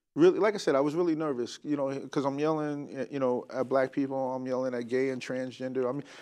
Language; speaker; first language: English; native; English